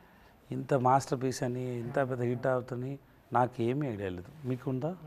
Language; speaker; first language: Telugu; non-native, learner; Tamil